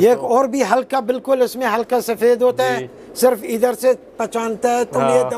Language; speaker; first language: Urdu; non-native, learner; Arabic